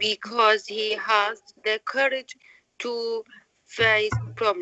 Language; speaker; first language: English; non-native, learner; Arabic